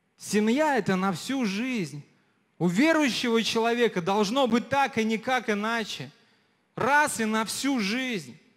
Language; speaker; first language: Russian; native; Russian